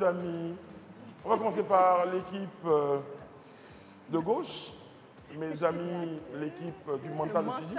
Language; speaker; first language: French; native; French